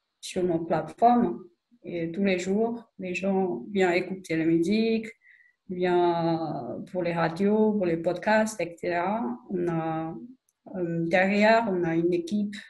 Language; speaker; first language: French; non-native, fluent; Chinese